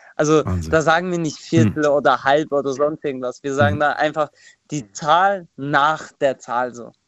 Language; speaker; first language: German; non-native, fluent; Turkish